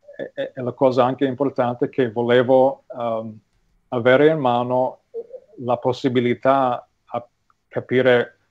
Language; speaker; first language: Italian; non-native, fluent; English